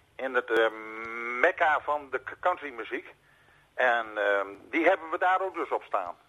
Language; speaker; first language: Dutch; native; Dutch